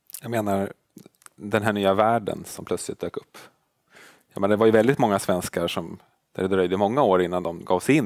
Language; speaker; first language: Swedish; native; Swedish